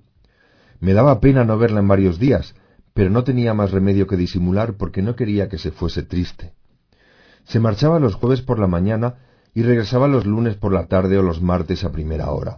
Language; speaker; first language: Spanish; native; Spanish